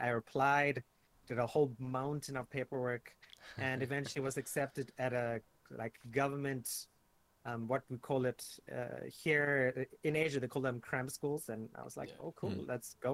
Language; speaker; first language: English; native; English